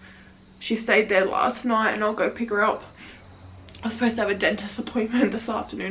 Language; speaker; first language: English; native; English